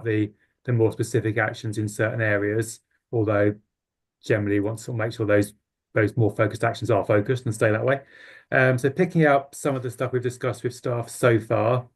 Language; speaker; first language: English; native; English